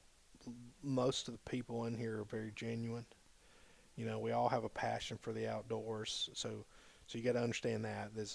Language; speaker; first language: English; native; English